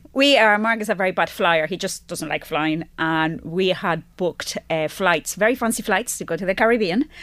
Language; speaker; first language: English; non-native, fluent; Spanish